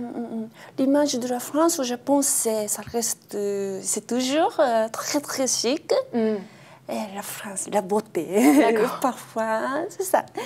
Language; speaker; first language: French; non-native, fluent; Japanese